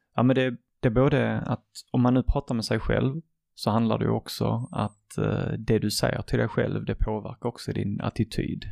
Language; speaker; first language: Swedish; early bilingual, other home language; Arabic